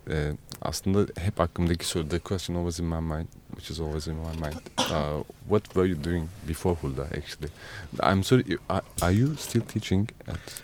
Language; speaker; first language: English; non-native, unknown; Turkish